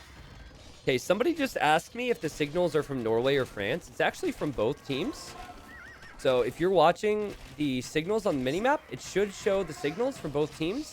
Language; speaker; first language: English; native; English